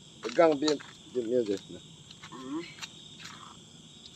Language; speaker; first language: Malay; native; Malay